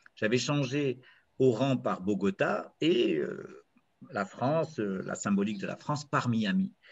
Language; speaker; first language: French; native; French